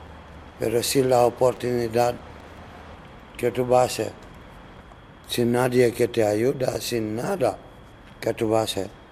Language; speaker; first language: Spanish; non-native, learner; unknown